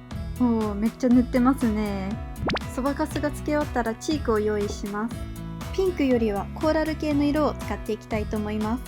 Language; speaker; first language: Japanese; native; Japanese